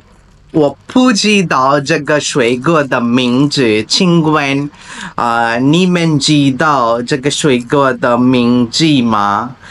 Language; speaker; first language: Chinese; non-native, learner; Bangla